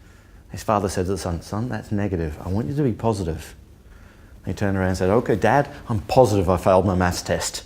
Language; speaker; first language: English; native; English